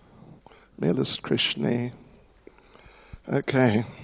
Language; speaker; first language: Russian; non-native, learner; English